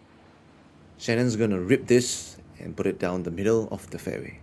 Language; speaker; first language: English; native; English